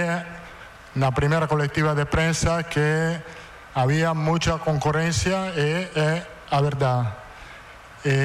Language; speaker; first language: Portuguese; non-native, fluent; Italian